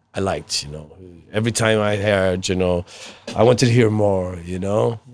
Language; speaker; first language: English; native; English